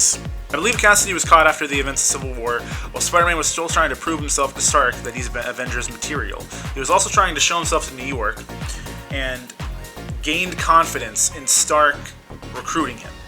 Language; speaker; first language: English; native; English